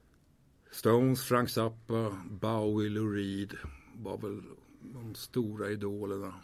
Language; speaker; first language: Swedish; native; Swedish